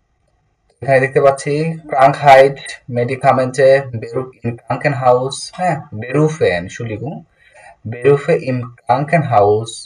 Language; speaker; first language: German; non-native, learner; Bangla